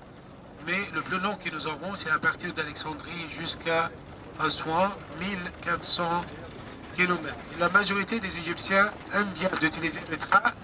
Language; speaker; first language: French; non-native, fluent; Arabic